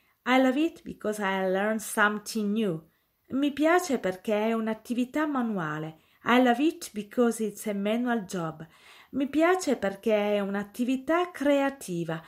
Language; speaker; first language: English; non-native, fluent; Italian